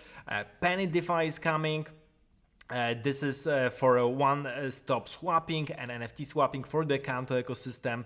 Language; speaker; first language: English; non-native, fluent; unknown